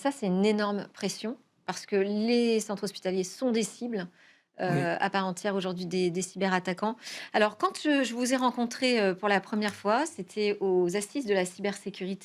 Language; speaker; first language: French; native; French